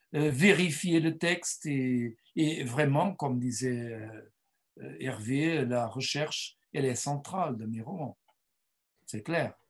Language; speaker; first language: French; non-native, fluent; Portuguese